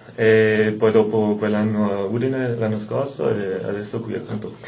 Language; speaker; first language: Italian; non-native, fluent; German